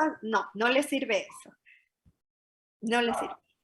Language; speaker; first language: Spanish; native; Spanish